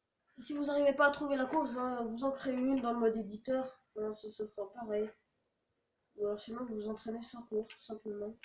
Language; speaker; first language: French; native; French